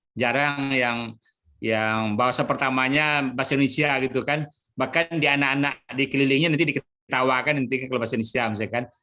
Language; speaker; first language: Indonesian; non-native, local second language; Minangkabau